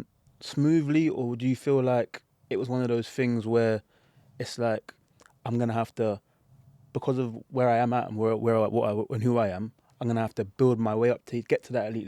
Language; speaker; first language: English; native; English